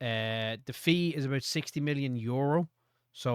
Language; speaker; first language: English; native; English